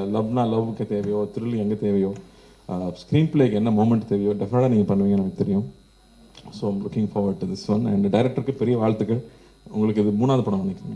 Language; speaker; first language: Tamil; native; Tamil